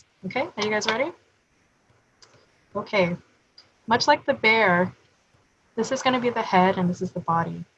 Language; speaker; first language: English; native; English